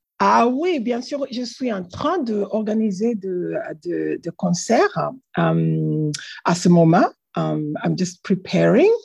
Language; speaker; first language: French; non-native, learner; English